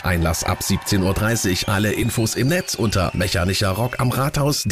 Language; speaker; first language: German; native; German